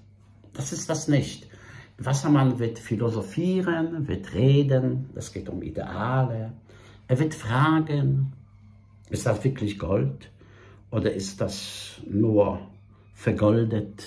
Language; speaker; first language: German; non-native, fluent; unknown